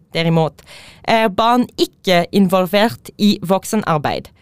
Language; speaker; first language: Norwegian; non-native, fluent; English